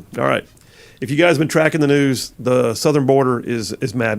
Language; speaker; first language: English; native; English